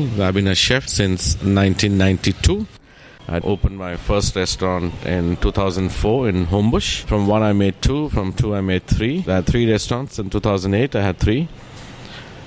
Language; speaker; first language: English; non-native, local second language; Hindi